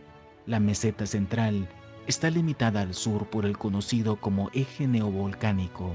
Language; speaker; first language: Spanish; non-native, fluent; Portuguese